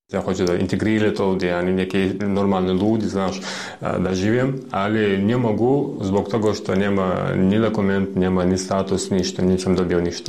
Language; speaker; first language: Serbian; non-native, learner; Chechen